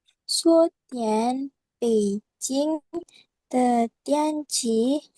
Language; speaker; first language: Chinese; non-native, learner; Indonesian